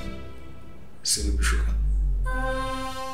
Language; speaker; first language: French; non-native, local second language; Haitian Creole